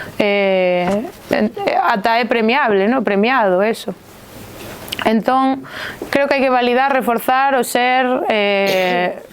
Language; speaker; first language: Galician; non-native, local second language; Spanish